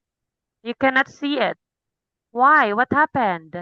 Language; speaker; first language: English; non-native, fluent; Cebuano